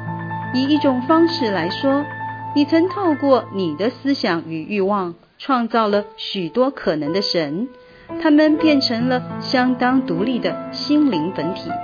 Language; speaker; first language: Chinese; native; Chinese